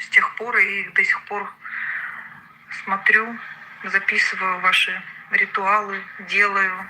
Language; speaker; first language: Russian; native; Russian